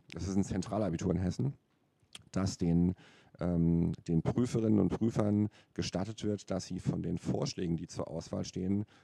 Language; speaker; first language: German; native; German